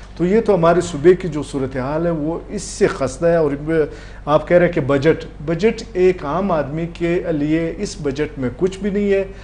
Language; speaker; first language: Urdu; non-native, local second language; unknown